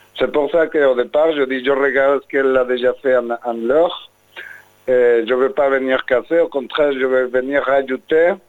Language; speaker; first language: French; non-native, fluent; Spanish